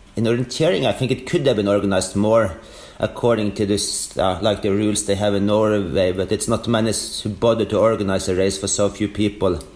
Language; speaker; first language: English; non-native, fluent; Norwegian